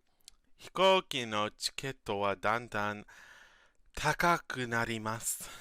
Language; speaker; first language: Japanese; non-native, learner; English